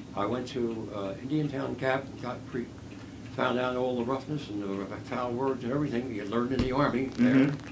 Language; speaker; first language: English; native; English